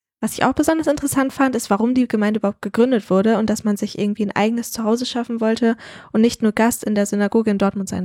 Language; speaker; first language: German; native; German